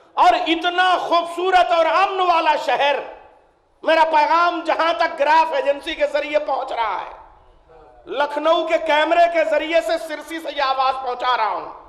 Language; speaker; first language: Hindi; native; Hindi